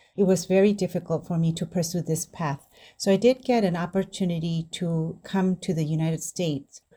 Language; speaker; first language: English; non-native, fluent; Indonesian